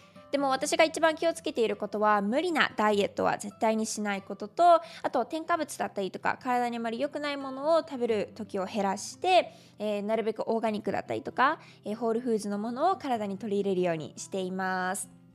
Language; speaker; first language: Japanese; native; Japanese